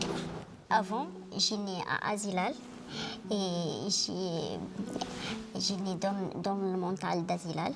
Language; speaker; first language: French; non-native, local second language; Arabic